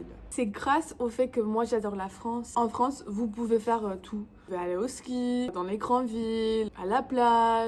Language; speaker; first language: French; non-native, fluent; English